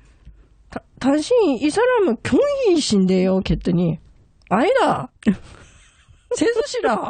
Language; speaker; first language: Korean; non-native, fluent; Japanese